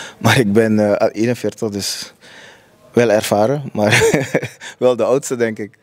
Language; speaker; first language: Dutch; native; Dutch